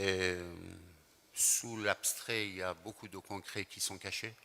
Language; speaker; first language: French; non-native, fluent; Persian